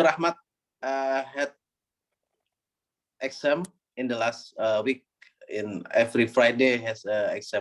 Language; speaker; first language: English; non-native, learner; Indonesian